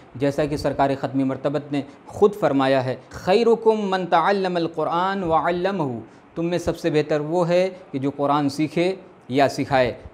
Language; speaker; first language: Urdu; native; Urdu